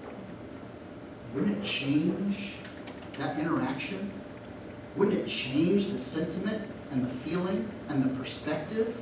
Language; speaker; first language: English; native; English